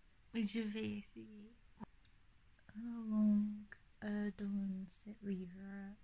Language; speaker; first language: French; non-native, learner; English